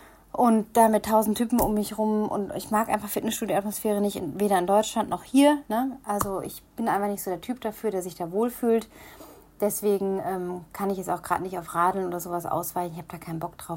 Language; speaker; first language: German; native; German